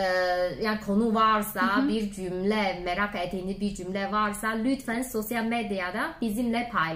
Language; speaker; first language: Turkish; non-native, fluent; Chinese